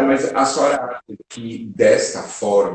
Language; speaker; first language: Portuguese; native; Portuguese